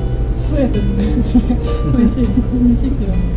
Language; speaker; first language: Japanese; non-native, fluent; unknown